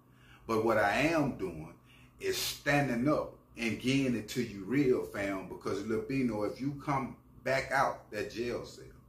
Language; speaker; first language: English; native; English